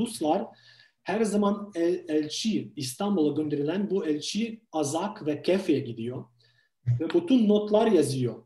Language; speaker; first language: Turkish; non-native, fluent; Ukrainian